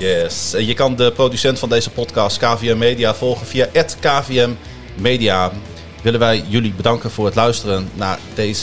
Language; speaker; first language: Dutch; native; Dutch